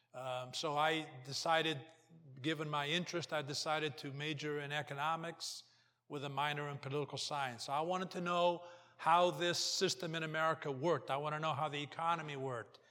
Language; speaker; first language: English; early bilingual, other home language; Portuguese